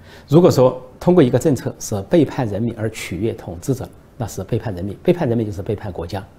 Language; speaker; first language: Chinese; native; Chinese